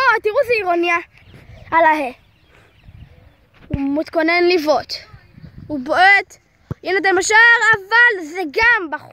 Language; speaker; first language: Hebrew; native; Hebrew